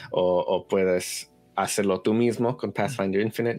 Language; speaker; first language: Spanish; early bilingual, heritage; Spanish